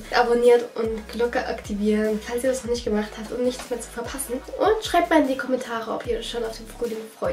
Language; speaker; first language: German; native; German